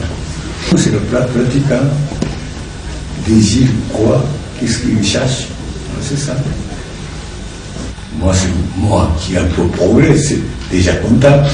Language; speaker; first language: French; non-native, learner; Japanese